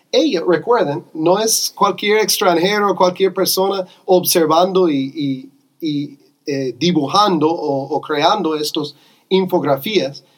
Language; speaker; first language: Spanish; non-native, fluent; English